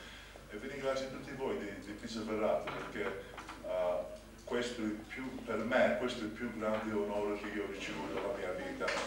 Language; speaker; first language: Italian; non-native, local second language; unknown